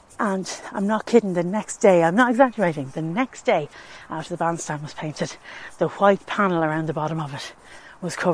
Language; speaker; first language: English; native; English